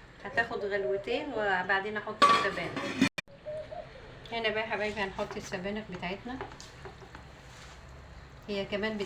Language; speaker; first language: Arabic; native; Arabic